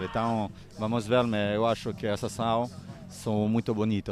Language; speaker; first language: Portuguese; non-native, learner; Italian